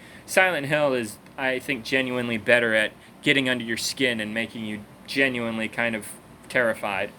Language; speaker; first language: English; native; English